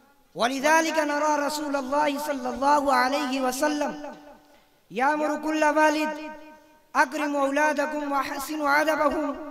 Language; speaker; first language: Arabic; non-native, learner; Urdu